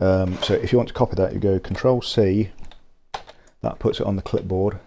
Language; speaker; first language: English; native; English